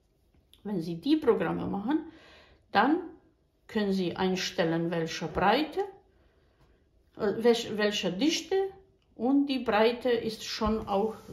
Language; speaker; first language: German; non-native, fluent; Bosnian